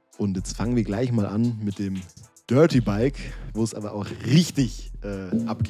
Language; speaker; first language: German; native; German